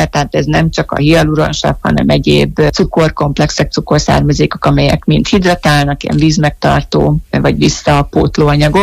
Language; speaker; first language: Hungarian; native; Hungarian